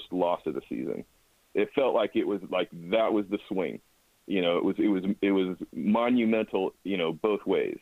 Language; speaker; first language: English; native; English